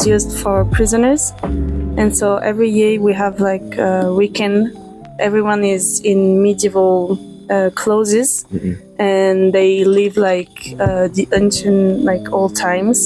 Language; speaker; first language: English; non-native, fluent; French